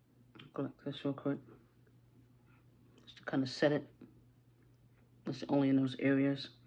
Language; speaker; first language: English; native; English